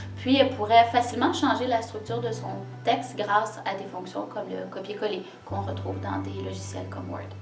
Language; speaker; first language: French; native; French